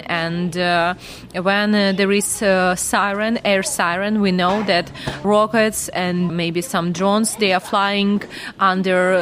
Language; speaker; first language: English; non-native, fluent; Ukrainian